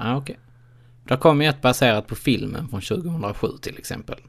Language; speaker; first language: Swedish; native; Swedish